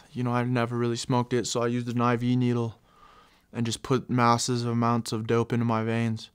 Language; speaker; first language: English; native; English